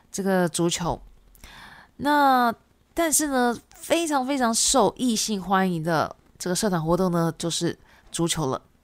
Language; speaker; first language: Chinese; non-native, fluent; Japanese